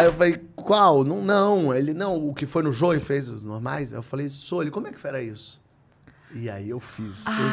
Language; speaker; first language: Portuguese; native; Portuguese